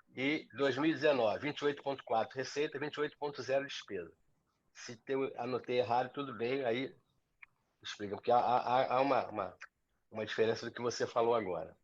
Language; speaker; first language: Portuguese; native; Portuguese